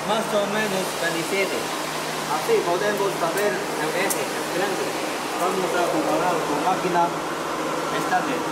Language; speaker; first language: Spanish; non-native, learner; Chinese